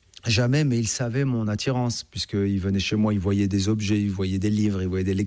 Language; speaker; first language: French; native; French